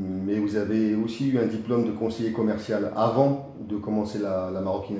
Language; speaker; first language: French; native; French